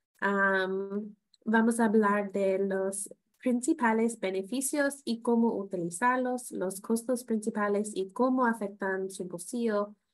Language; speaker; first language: Spanish; non-native, fluent; English